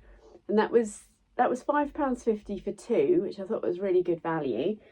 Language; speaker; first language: English; native; English